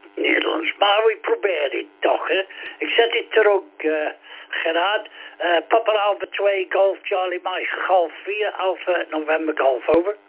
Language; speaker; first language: Dutch; non-native, learner; English